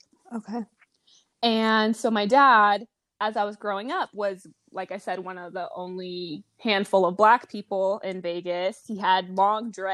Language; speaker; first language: English; native; English